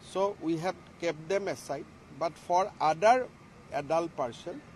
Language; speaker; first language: English; non-native, local second language; Assamese